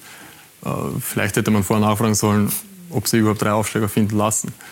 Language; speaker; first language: German; native; German